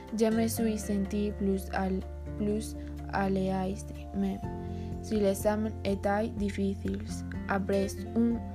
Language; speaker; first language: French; non-native, learner; Spanish